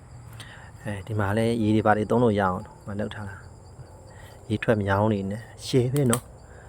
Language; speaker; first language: Burmese; non-native, local second language; Shan